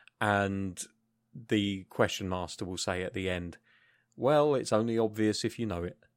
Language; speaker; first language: English; native; English